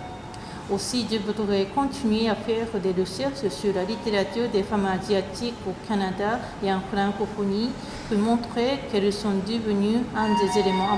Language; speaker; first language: French; non-native, fluent; Japanese